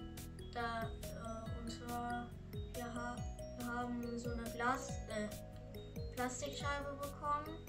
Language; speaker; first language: German; early bilingual, other home language; Indonesian